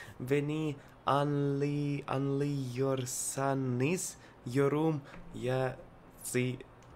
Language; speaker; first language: Turkish; non-native, learner; Russian